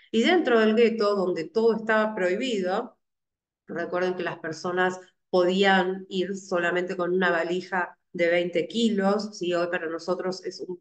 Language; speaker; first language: Spanish; native; Spanish